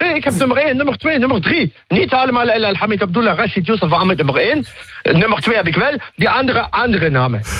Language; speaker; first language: Dutch; non-native, fluent; Arabic